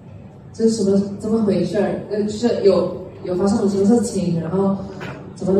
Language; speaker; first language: Chinese; non-native, fluent; Indonesian